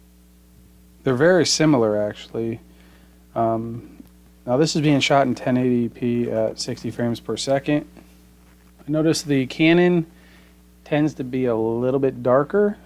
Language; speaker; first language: English; native; English